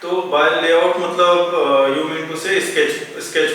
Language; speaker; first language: Hindi; native; Hindi